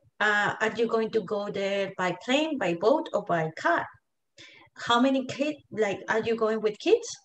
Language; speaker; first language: English; non-native, fluent; Spanish